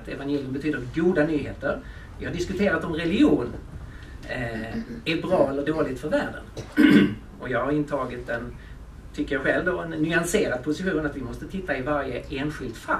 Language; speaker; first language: Swedish; native; Swedish